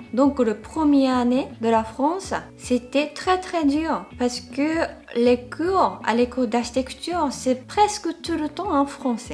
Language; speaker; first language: French; non-native, fluent; Japanese